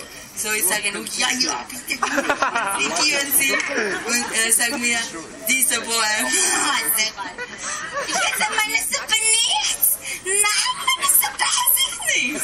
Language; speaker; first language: German; non-native, learner; Spanish